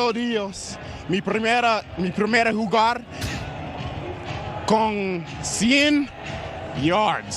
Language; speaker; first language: Spanish; non-native, learner; English